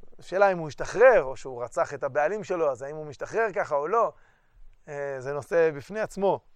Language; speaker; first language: Hebrew; native; Hebrew